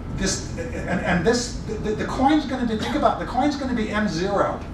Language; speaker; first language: English; native; English